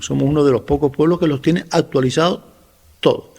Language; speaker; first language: Spanish; native; Spanish